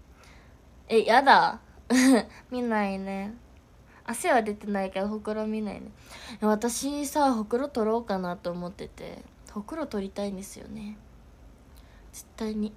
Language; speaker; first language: Japanese; native; Japanese